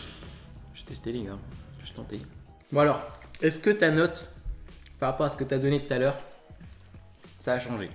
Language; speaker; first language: French; native; French